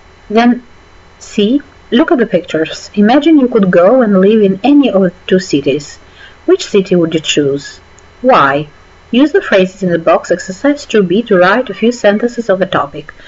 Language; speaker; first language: English; non-native, fluent; Albanian